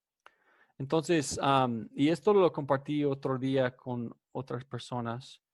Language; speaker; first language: Spanish; non-native, fluent; English